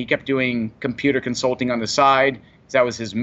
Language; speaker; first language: English; native; English